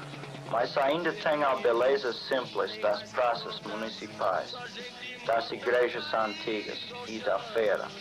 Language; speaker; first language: Portuguese; non-native, fluent; English